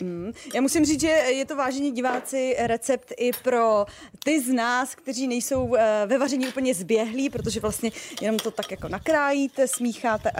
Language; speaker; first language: Czech; native; Czech